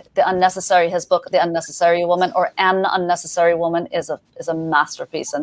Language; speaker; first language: English; early bilingual, other home language; Persian